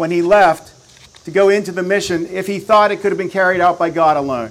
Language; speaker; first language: English; native; English